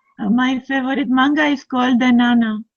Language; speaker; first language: English; non-native, fluent; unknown